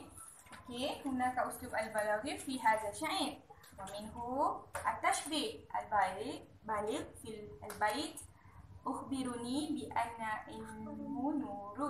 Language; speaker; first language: Arabic; non-native, learner; Malay